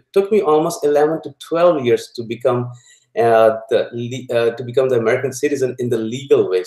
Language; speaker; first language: English; non-native, local second language; Punjabi